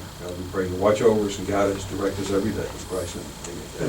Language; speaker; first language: English; native; English